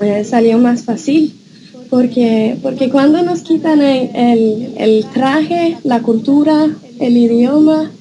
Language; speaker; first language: Spanish; non-native, fluent; Norwegian